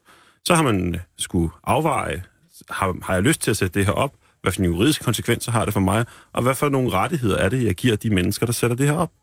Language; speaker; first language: Danish; native; Danish